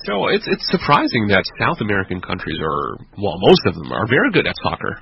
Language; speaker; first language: English; non-native, fluent; Chinese